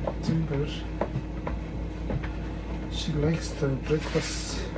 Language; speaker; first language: English; non-native, learner; Tibetan